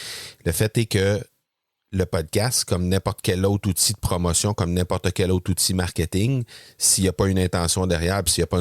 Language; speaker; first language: French; native; French